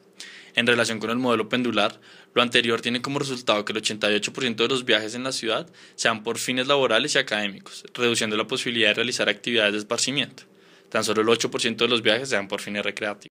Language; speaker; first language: Spanish; native; Spanish